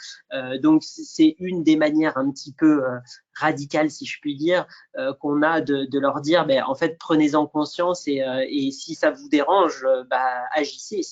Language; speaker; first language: French; native; French